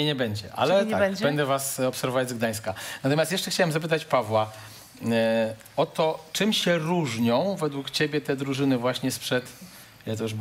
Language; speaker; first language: Polish; native; Polish